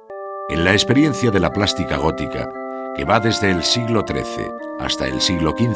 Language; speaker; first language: Spanish; native; Spanish